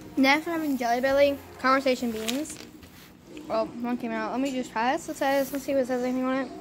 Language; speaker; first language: English; native; English